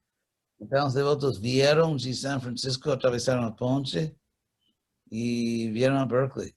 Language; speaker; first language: Portuguese; non-native, fluent; English